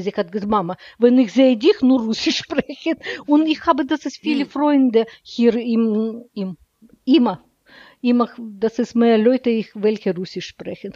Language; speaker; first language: German; non-native, learner; Russian